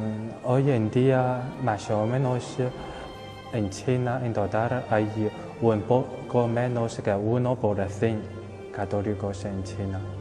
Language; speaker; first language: Spanish; non-native, fluent; Chinese